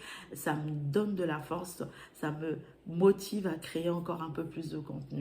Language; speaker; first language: French; native; French